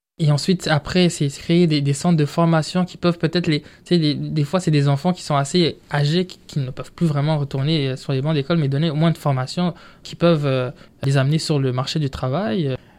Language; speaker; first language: French; non-native, local second language; Rundi